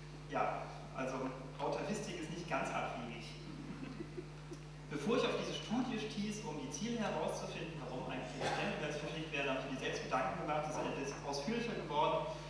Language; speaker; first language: German; native; German